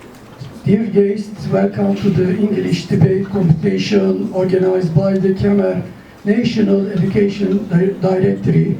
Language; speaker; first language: English; non-native, learner; Turkish